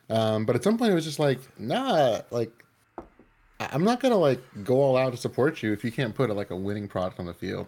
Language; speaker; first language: English; early bilingual, other home language; Spanish